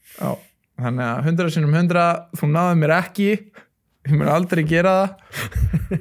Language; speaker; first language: Icelandic; early bilingual, other home language; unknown